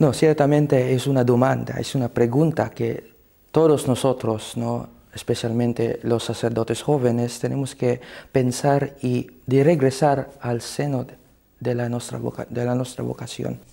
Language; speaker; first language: Spanish; non-native, fluent; Cebuano